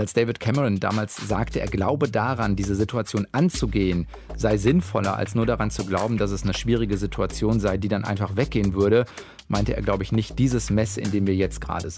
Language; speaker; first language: German; native; German